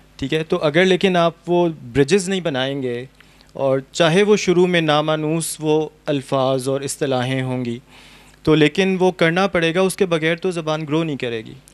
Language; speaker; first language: Urdu; native; Urdu